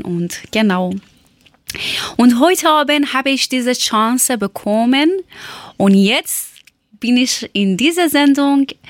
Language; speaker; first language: German; non-native, learner; Persian